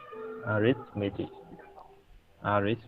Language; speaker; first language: English; non-native, learner; Vietnamese